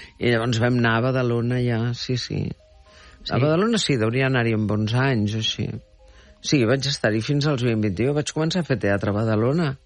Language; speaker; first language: Catalan; early bilingual, heritage; Catalan